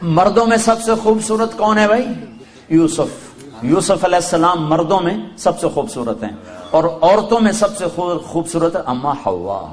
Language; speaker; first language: Urdu; non-native, local second language; Punjabi